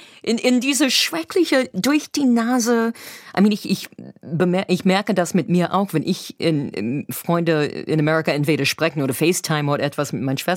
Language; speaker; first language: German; non-native, fluent; English